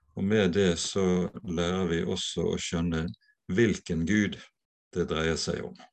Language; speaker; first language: Norwegian; native; Norwegian